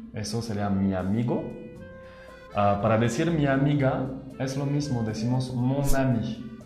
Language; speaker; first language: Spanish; non-native, fluent; French